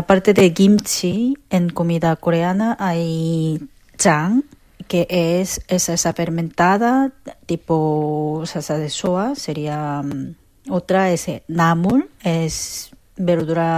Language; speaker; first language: Spanish; non-native, fluent; Korean